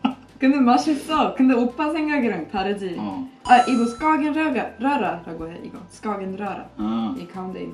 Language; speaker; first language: Korean; non-native, fluent; Swedish